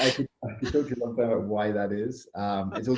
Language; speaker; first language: English; native; English